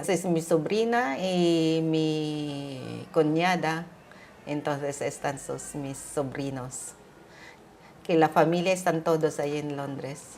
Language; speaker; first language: Spanish; non-native, learner; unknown